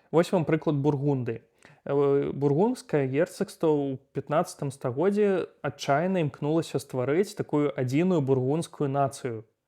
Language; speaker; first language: Belarusian; native; Belarusian